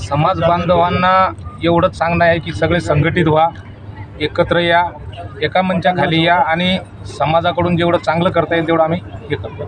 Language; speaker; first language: Marathi; non-native, local second language; Lambadi